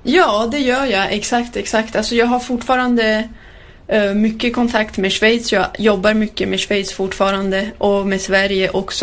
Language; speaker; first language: Swedish; early bilingual, heritage; Swedish